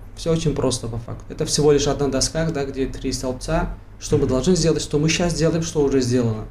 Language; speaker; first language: Russian; non-native, local second language; Tajik